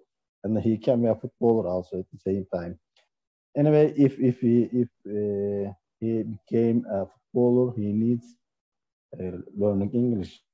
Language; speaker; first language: English; non-native, learner; Turkish